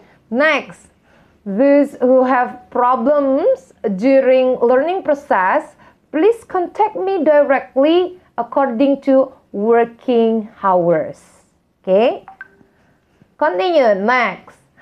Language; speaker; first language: English; non-native, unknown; Indonesian